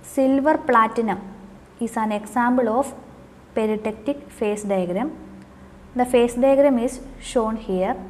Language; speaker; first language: English; non-native, local second language; Malayalam